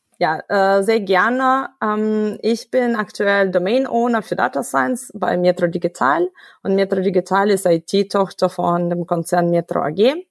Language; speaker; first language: German; non-native, fluent; Russian